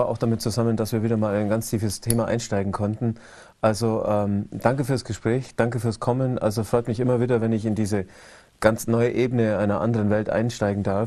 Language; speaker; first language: German; native; German